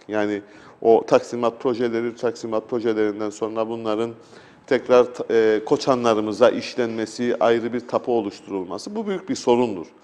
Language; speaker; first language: Turkish; native; Turkish